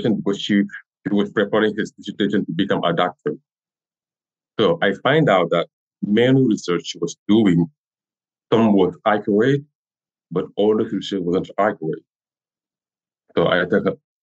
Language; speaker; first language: English; non-native, learner; French